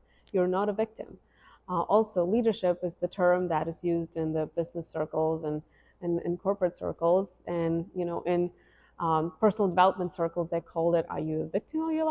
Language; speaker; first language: English; non-native, fluent; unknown